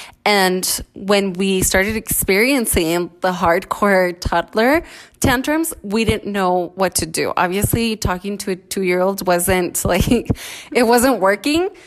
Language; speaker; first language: English; early bilingual, other home language; Spanish